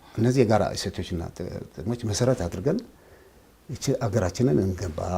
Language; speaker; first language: Amharic; non-native, local second language; Tigrinya